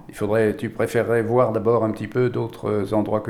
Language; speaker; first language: French; native; French